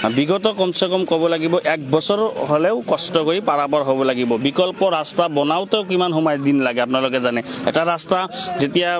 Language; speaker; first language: Assamese; non-native, local second language; Bangla